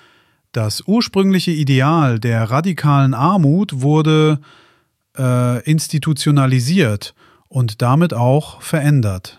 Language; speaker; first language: German; native; German